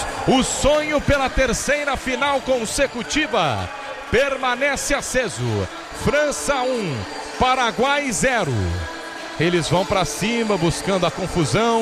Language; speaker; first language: Portuguese; native; Portuguese